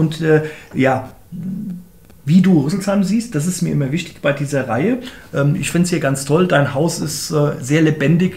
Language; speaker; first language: German; native; German